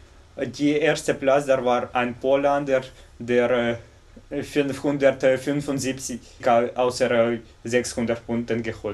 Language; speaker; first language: German; non-native, fluent; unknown